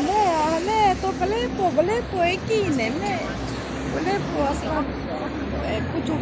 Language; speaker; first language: Greek; non-native, learner; Armenian